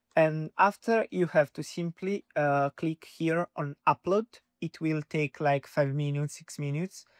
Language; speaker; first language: English; non-native, fluent; Italian